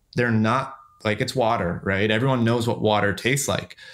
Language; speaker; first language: English; native; English